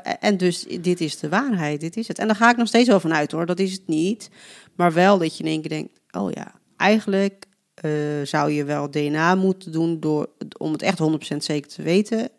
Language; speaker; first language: Dutch; early bilingual, other home language; Spanish